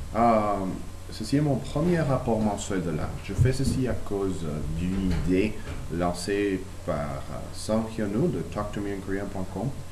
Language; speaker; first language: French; non-native, learner; English